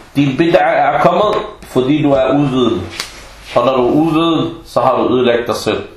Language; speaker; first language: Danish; non-native, fluent; Arabic